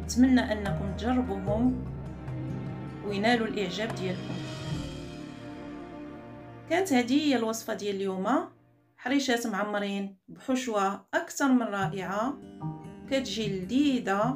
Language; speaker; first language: Arabic; native; Arabic